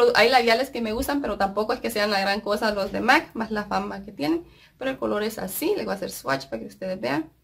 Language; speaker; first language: Spanish; native; Spanish